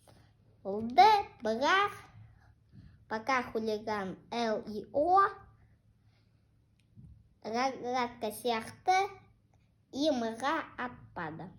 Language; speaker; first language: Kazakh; non-native, local second language; Russian